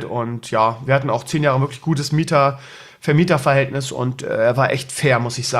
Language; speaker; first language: German; native; German